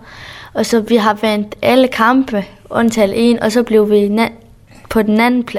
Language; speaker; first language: Danish; early bilingual, other home language; Kurdish